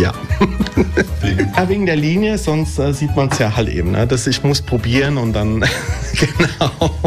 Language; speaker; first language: German; early bilingual, other home language; Italian